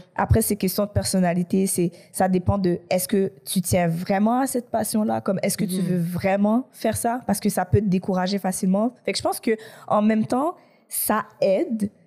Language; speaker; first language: French; native; French